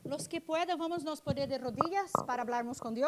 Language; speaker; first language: Spanish; non-native, fluent; Portuguese